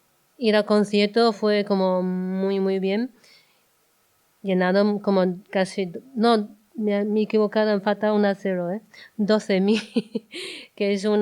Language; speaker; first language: Spanish; non-native, learner; Chinese